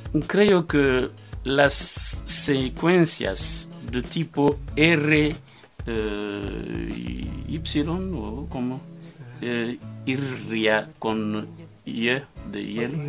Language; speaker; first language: Spanish; non-native, fluent; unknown